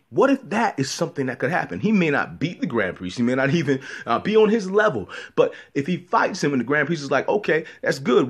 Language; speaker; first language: English; native; English